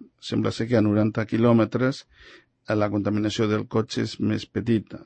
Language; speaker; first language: Catalan; non-native, local second language; Spanish